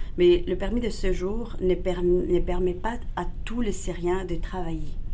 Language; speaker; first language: French; non-native, fluent; Spanish